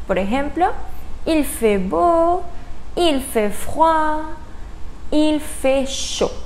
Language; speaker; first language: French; non-native, fluent; Spanish